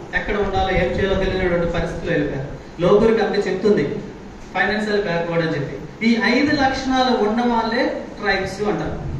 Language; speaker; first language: Telugu; non-native, local second language; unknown